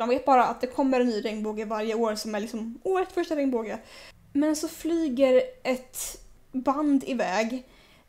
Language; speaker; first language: Swedish; native; Swedish